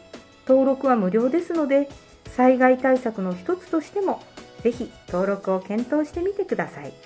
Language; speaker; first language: Japanese; native; Japanese